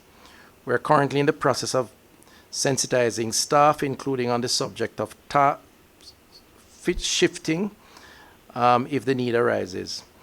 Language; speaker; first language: English; native; English